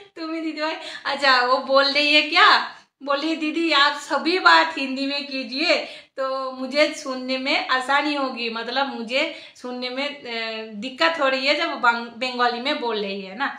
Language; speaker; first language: Hindi; non-native, local second language; Bangla